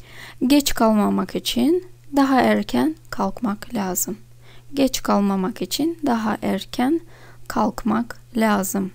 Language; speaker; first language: Turkish; non-native, fluent; Russian